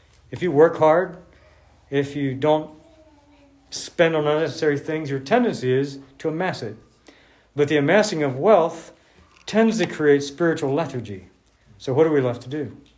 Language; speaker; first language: English; native; English